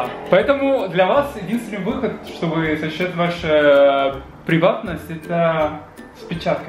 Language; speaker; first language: Russian; non-native, fluent; Spanish